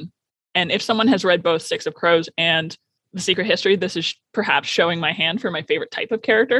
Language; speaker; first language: English; native; English